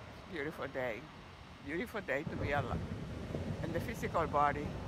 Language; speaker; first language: English; non-native, fluent; Spanish